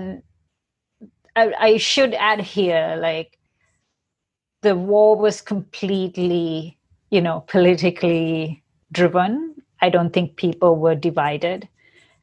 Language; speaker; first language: English; non-native, local second language; Sinhala